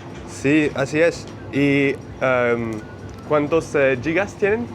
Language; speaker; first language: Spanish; non-native, learner; French